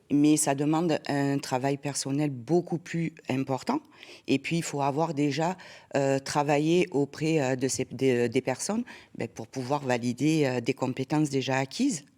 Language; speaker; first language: French; native; French